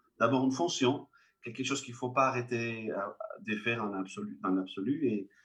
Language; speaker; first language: French; non-native, fluent; Spanish